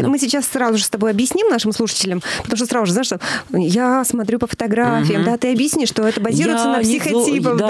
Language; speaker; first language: Russian; native; Russian